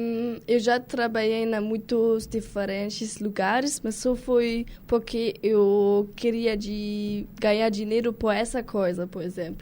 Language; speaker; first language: Portuguese; non-native, learner; German